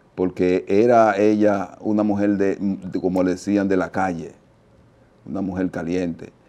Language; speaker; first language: Spanish; native; Spanish